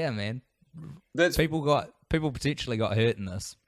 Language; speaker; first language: English; native; English